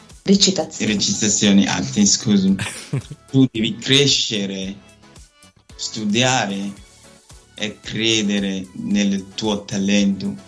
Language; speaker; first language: Italian; non-native, learner; Nigerian Pidgin